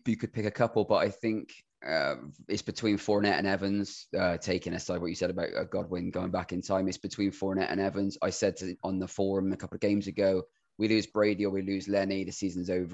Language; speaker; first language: English; native; English